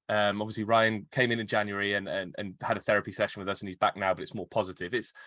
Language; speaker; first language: English; native; English